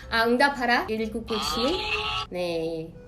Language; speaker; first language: Korean; non-native, learner; Filipino